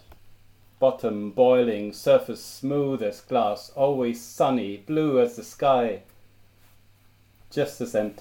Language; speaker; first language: English; non-native, fluent; German